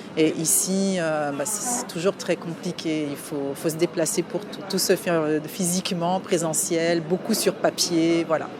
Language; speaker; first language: French; native; French